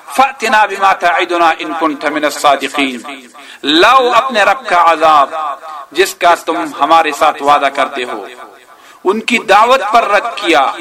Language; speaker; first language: Urdu; non-native, local second language; Pashto